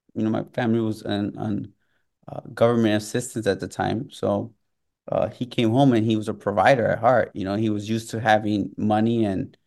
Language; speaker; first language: English; native; English